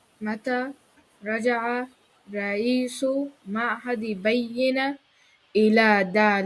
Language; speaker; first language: Arabic; non-native, learner; English